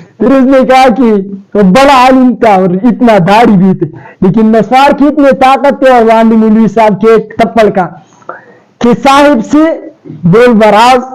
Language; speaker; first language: Urdu; non-native, local second language; Pashto